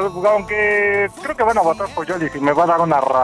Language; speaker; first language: Spanish; native; Spanish